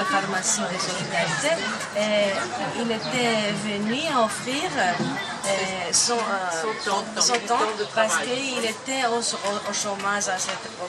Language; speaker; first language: French; non-native, fluent; Greek